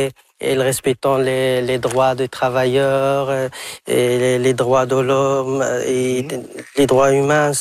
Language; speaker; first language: French; non-native, local second language; Arabic